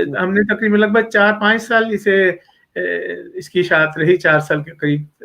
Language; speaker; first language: Urdu; native; Urdu